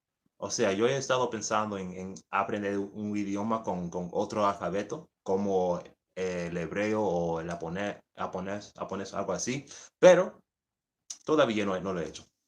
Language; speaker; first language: Spanish; early bilingual, heritage; English